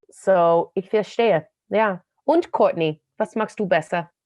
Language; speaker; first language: German; non-native, fluent; English